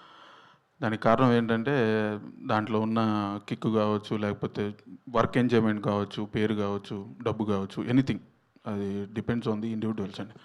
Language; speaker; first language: Telugu; native; Telugu